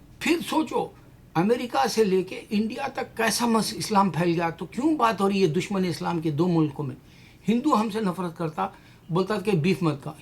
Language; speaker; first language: Urdu; native; Urdu